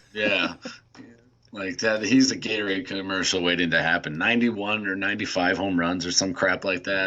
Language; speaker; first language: English; native; English